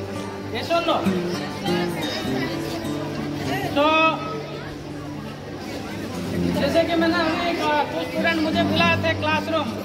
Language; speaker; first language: Hindi; non-native, local second language; Odia